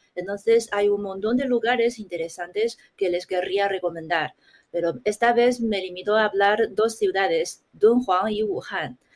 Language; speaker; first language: Spanish; non-native, fluent; Chinese